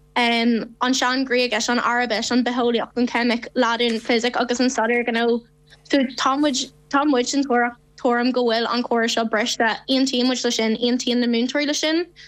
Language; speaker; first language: Irish; non-native, local second language; English